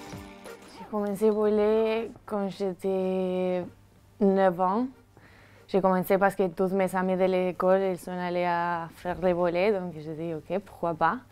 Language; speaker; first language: French; non-native, learner; Spanish